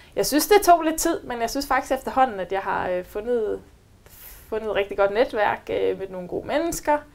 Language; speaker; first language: Danish; native; Danish